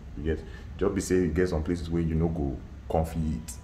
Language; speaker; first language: English; non-native, local second language; Yoruba